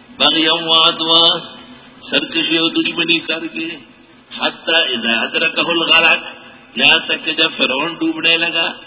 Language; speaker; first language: Urdu; non-native, local second language; Pashto